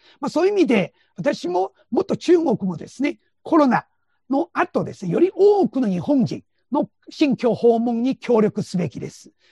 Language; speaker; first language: Japanese; non-native, fluent; Chinese